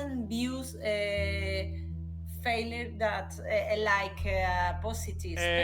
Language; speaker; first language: English; non-native, learner; Spanish